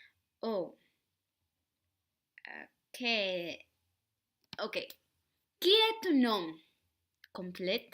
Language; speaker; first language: French; non-native, learner; Spanish